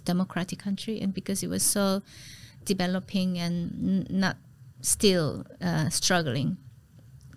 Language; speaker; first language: English; non-native, fluent; Korean